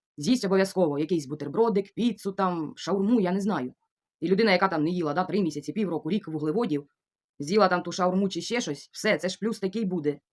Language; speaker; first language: Ukrainian; non-native, local second language; Russian